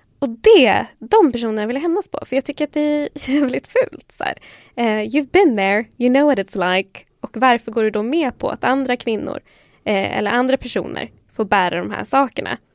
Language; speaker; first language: Swedish; early bilingual, other home language; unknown